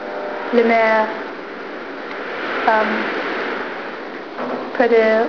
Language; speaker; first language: French; non-native, learner; English